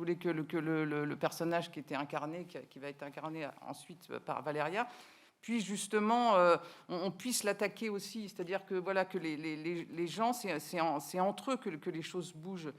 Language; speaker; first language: French; native; French